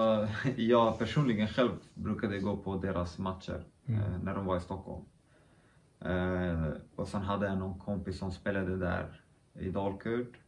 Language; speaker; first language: Swedish; early bilingual, other home language; Kurdish